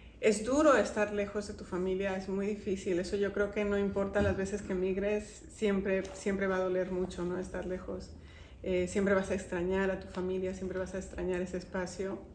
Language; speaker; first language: Spanish; native; Spanish